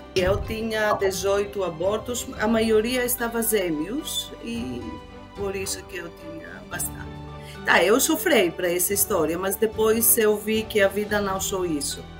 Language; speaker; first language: Portuguese; non-native, fluent; Greek